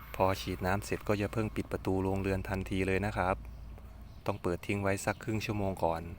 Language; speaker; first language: Thai; non-native, local second language; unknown